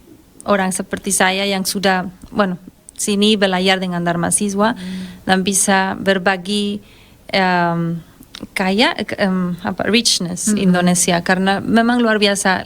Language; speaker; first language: Indonesian; non-native, fluent; Spanish